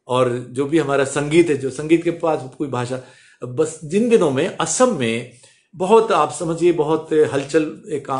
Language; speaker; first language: Hindi; native; Hindi